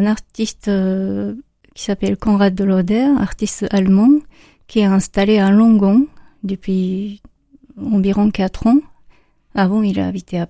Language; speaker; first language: French; non-native, fluent; Japanese